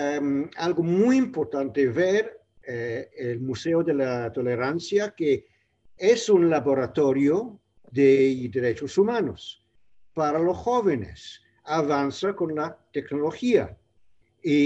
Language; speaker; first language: Spanish; non-native, fluent; English